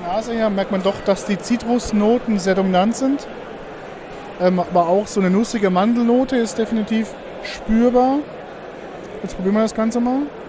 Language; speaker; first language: German; native; German